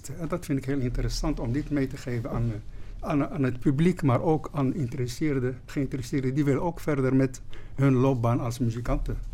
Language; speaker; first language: Dutch; non-native, fluent; Arabic